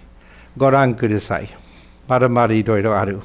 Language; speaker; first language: Japanese; non-native, fluent; English